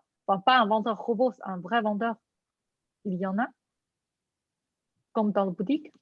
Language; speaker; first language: French; non-native, fluent; Chinese